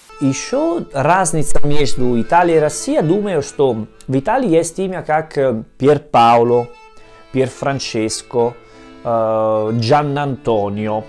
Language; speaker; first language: Russian; non-native, learner; Italian